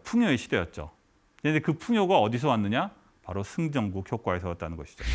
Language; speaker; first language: Korean; native; Korean